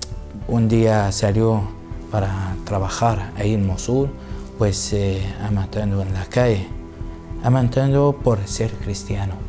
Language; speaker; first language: Spanish; non-native, learner; Assyrian Neo-Aramaic